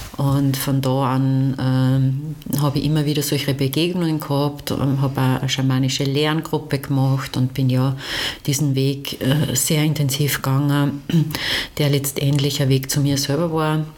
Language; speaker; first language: German; native; German